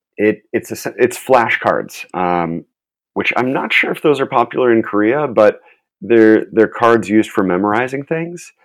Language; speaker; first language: English; native; English